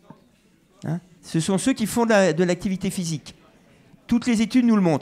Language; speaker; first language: French; native; French